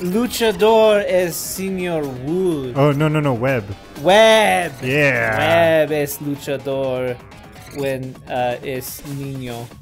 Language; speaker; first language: Spanish; non-native, learner; English